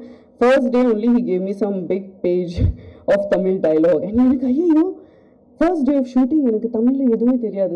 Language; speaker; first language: Tamil; non-native, learner; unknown